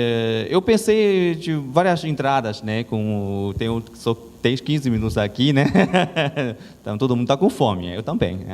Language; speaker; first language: Portuguese; non-native, learner; Chinese